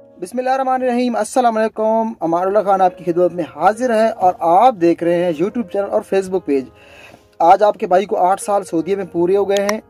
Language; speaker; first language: Urdu; non-native, local second language; Saraiki